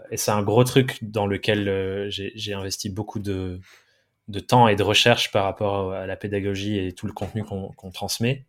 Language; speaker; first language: French; early bilingual, other home language; English